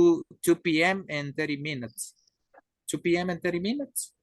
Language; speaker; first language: English; non-native, learner; Spanish